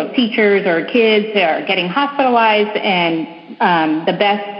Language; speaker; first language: English; early bilingual, other home language; Spanish